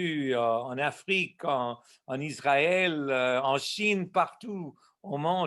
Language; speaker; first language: French; non-native, local second language; English